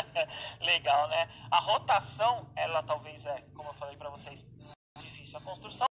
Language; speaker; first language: Portuguese; native; Portuguese